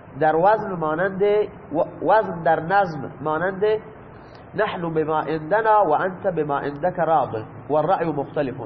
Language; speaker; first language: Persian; non-native, local second language; Baluchi